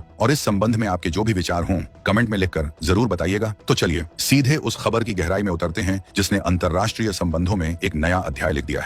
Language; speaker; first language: Hindi; native; Hindi